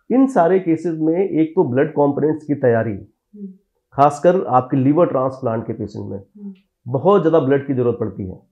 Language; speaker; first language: Hindi; native; Hindi